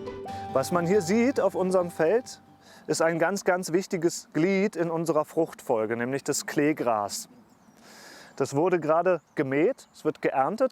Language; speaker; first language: German; native; German